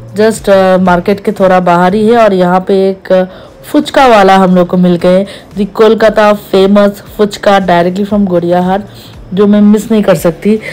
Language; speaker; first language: Hindi; non-native, local second language; Bangla